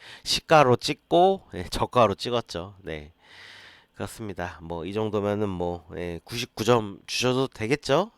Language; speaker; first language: Korean; native; Korean